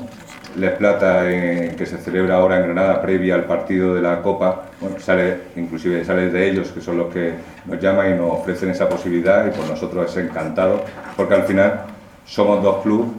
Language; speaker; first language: Spanish; native; Spanish